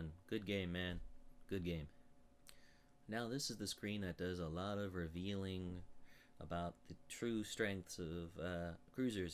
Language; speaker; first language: English; native; English